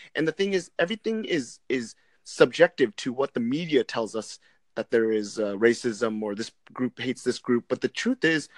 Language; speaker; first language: English; non-native, fluent; Vietnamese